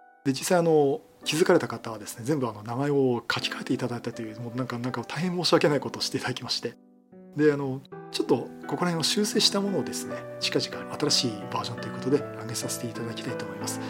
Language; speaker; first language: Japanese; native; Japanese